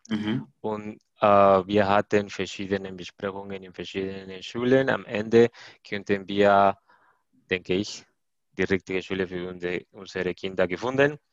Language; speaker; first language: German; non-native, learner; Spanish